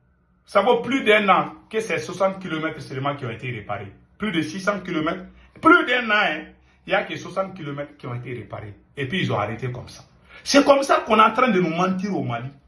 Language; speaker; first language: French; non-native, local second language; Bambara